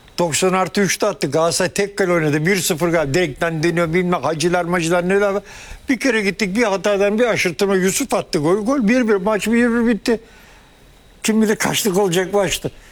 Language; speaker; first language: Turkish; early bilingual, heritage; Turkish